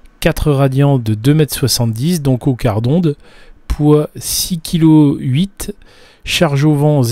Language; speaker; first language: French; native; French